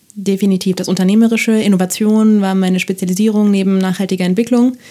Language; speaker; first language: German; non-native, fluent; Spanish